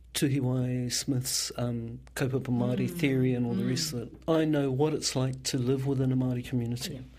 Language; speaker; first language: English; native; English